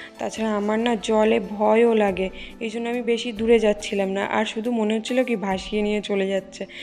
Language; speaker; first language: Bangla; native; Bangla